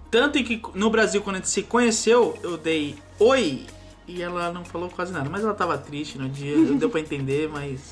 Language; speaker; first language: Portuguese; native; Portuguese